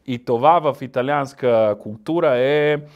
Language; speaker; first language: Bulgarian; non-native, learner; Italian